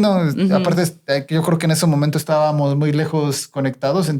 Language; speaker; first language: Spanish; native; Spanish